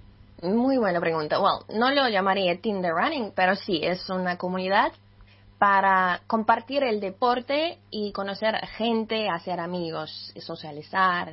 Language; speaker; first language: Spanish; non-native, fluent; Russian